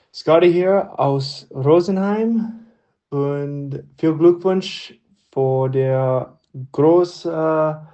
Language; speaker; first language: German; non-native, learner; English